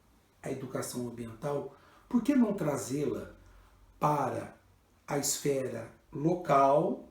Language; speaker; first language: Portuguese; native; Portuguese